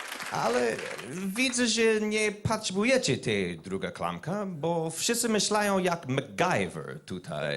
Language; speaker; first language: Polish; non-native, learner; English